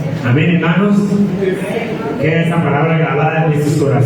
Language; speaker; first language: Spanish; native; Spanish